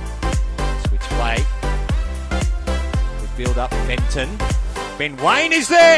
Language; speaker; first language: English; native; English